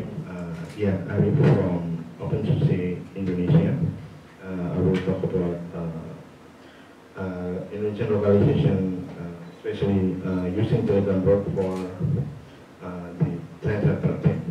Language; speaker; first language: English; non-native, learner; Indonesian